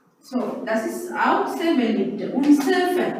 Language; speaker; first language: German; non-native, learner; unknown